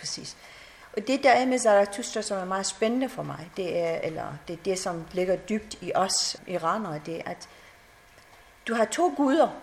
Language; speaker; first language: Danish; non-native, fluent; Persian